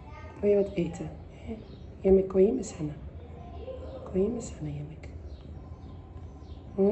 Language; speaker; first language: Turkish; early bilingual, heritage; Turkish